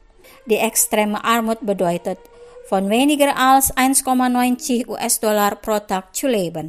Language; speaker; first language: German; non-native, fluent; Indonesian